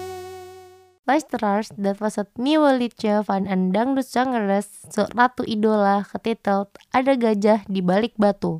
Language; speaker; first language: Dutch; non-native, fluent; Indonesian